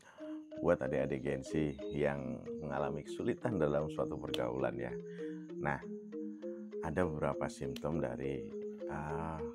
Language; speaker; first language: Indonesian; native; Indonesian